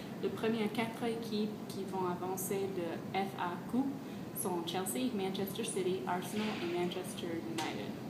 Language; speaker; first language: French; non-native, learner; English